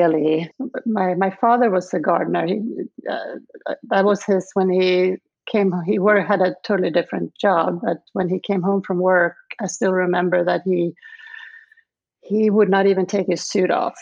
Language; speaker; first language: English; non-native, fluent; Swedish